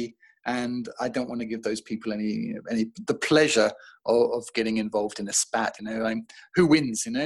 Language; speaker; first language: English; native; English